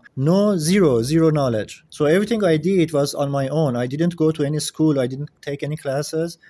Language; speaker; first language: English; non-native, fluent; Persian